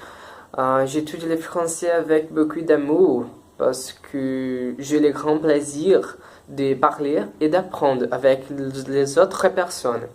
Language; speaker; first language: French; non-native, learner; Portuguese